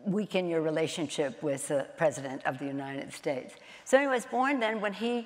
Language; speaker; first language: English; native; English